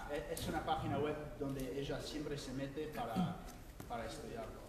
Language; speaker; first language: Spanish; native; Spanish